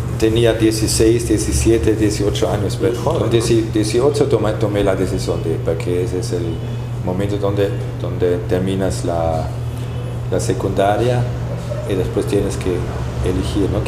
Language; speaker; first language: Spanish; non-native, fluent; German